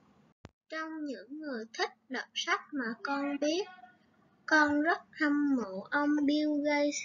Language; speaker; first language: Vietnamese; native; Vietnamese